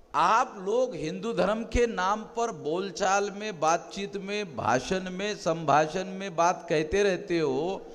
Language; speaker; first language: Hindi; non-native, local second language; Marathi